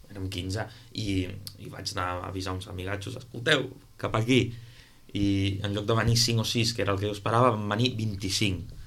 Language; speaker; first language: Catalan; native; Catalan